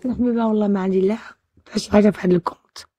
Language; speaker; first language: Arabic; early bilingual, heritage; French